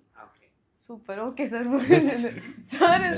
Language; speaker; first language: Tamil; non-native, learner; Telugu